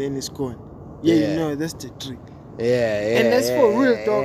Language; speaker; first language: English; non-native, local second language; North Ndebele